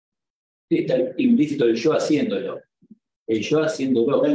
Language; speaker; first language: Spanish; native; Spanish